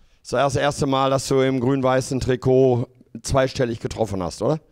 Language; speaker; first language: German; native; German